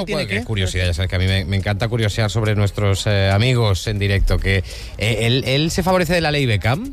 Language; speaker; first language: Spanish; native; Spanish